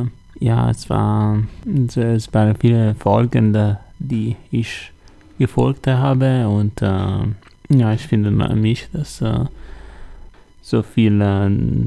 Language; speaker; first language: German; non-native, learner; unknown